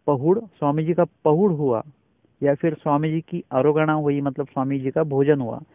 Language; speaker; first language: Hindi; non-native, local second language; Marathi